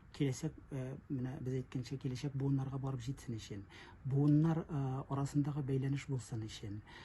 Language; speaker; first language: Tatar; native; Tatar